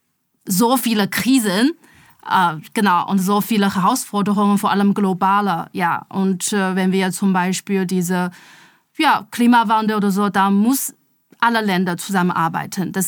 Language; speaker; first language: German; non-native, fluent; Chinese